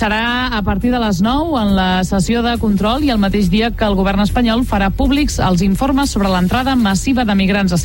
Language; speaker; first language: Catalan; native; Catalan